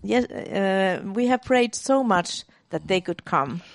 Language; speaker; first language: English; non-native, fluent; Finnish